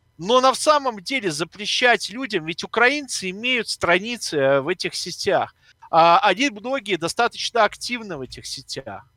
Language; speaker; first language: Russian; native; Russian